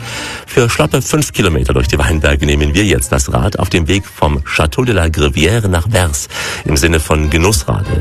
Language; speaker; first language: German; native; German